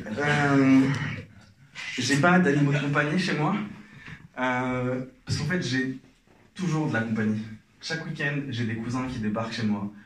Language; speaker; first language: French; non-native, local second language; Arabic